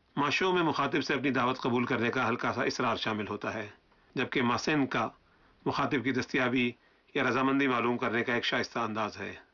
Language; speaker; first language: Urdu; native; Urdu